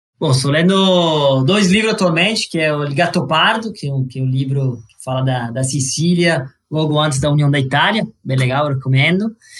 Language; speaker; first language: Portuguese; non-native, fluent; Italian